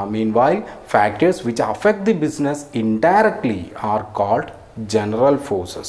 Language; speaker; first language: English; non-native, local second language; Malayalam